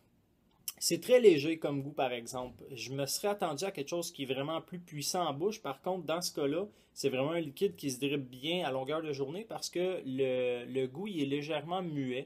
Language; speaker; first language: French; native; French